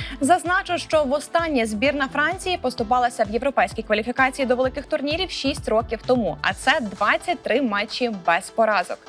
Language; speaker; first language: Ukrainian; native; Ukrainian